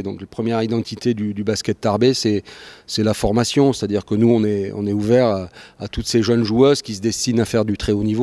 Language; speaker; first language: French; native; French